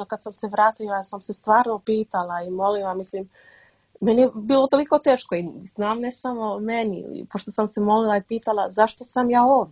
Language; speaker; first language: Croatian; early bilingual, heritage; Dutch